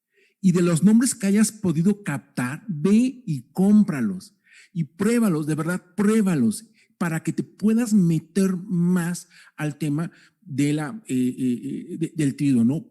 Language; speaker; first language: Spanish; native; Spanish